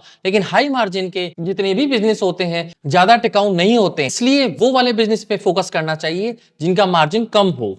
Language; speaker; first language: Hindi; native; Hindi